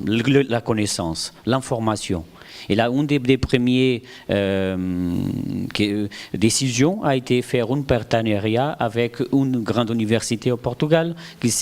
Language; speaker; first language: French; non-native, fluent; Portuguese